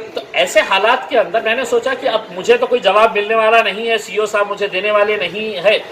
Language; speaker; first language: Hindi; non-native, local second language; Marathi